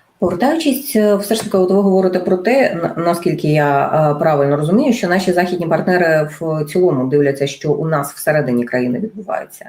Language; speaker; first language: Ukrainian; native; Ukrainian